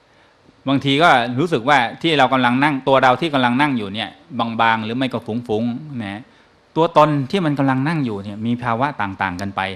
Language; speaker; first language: Thai; native; Thai